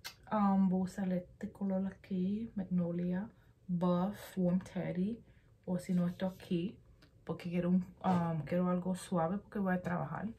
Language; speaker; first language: Spanish; early bilingual, heritage; Spanish